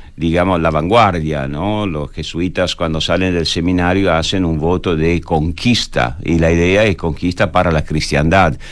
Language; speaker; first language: Spanish; non-native, fluent; Italian